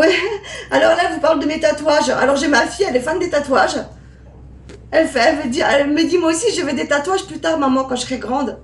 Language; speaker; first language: French; native; French